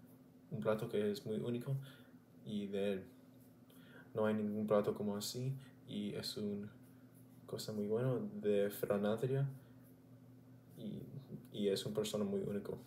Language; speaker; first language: Spanish; non-native, learner; English